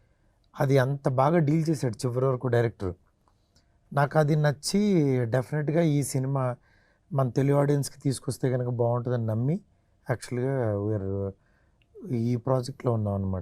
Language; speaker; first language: Telugu; native; Telugu